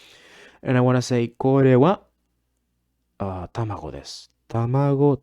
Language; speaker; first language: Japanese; non-native, learner; Spanish